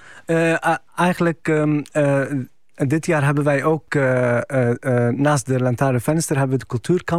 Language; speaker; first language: Dutch; non-native, fluent; Arabic